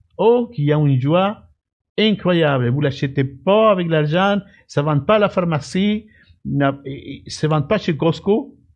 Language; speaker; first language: French; non-native, fluent; Spanish